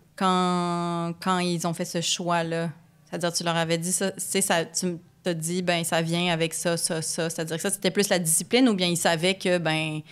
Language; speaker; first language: French; native; French